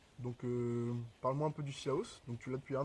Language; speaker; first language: French; native; French